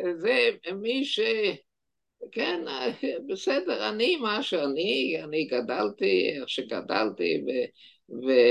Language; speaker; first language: Hebrew; non-native, fluent; English